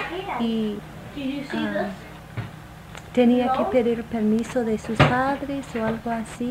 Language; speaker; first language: Spanish; non-native, fluent; English